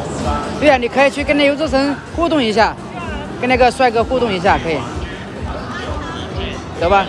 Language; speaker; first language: Chinese; native; Chinese